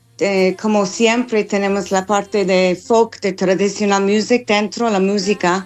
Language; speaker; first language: Spanish; non-native, fluent; English